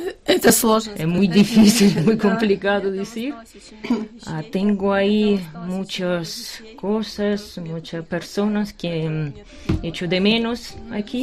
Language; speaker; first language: Spanish; non-native, fluent; Ukrainian